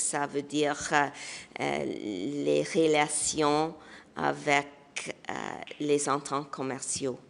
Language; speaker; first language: French; non-native, local second language; English